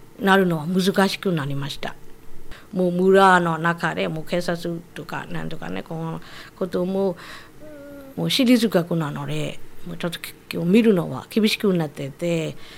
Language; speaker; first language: Japanese; non-native, fluent; Burmese